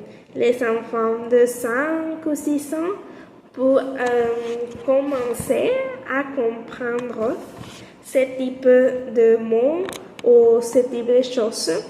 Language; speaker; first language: French; non-native, learner; Spanish